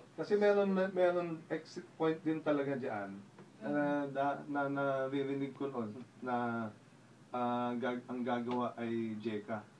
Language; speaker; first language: Filipino; non-native, local second language; Pangasinan